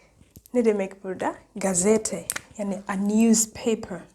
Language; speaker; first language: Turkish; non-native, fluent; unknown